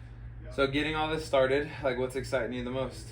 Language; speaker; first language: English; native; English